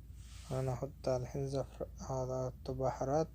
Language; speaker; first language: Arabic; non-native, learner; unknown